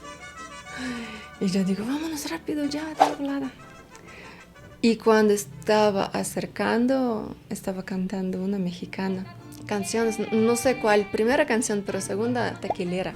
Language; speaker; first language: Spanish; non-native, fluent; Russian